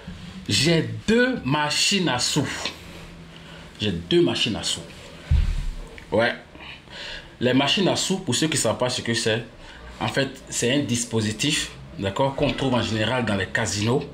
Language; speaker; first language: French; native; French